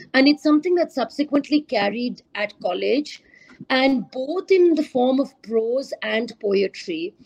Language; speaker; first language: English; non-native, local second language; Urdu